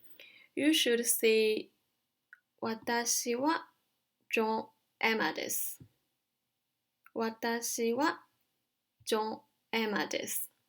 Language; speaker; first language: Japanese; non-native, fluent; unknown